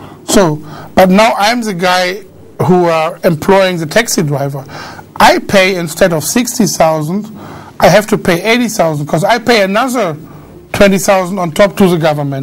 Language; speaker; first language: English; non-native, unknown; German